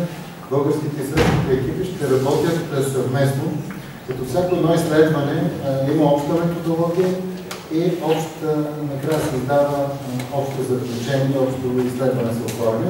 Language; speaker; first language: Bulgarian; native; Bulgarian